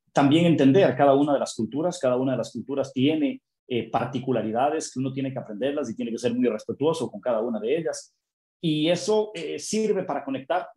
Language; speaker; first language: Spanish; native; Spanish